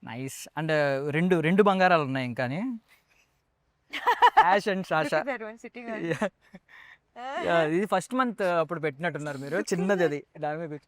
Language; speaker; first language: Telugu; native; Telugu